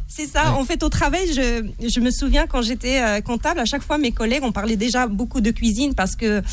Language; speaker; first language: French; non-native, local second language; Arabic